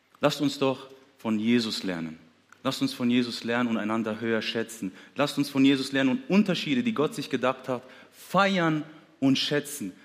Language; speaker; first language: German; early bilingual, other home language; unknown